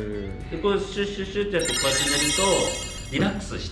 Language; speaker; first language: Japanese; native; Japanese